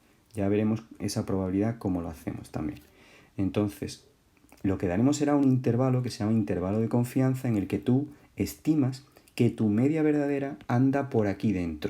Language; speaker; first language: Spanish; native; Spanish